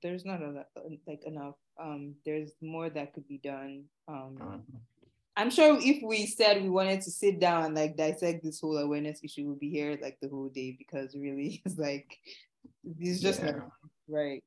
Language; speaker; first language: English; non-native, local second language; Yoruba